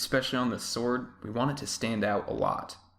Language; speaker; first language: English; native; English